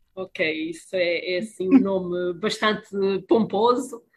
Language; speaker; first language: Portuguese; early bilingual, heritage; Spanish